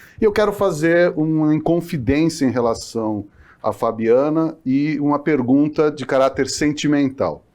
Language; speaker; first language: Portuguese; native; Portuguese